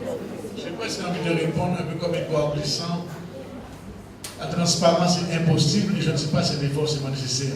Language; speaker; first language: French; native; French